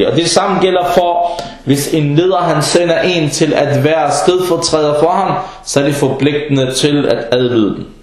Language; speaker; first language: Danish; early bilingual, other home language; Arabic